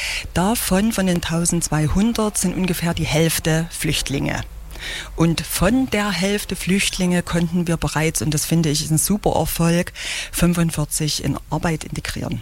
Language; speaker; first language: German; native; German